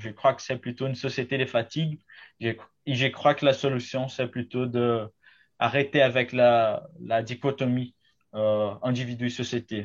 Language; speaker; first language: French; non-native, fluent; Portuguese